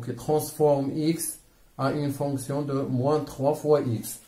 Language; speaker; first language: French; non-native, local second language; Arabic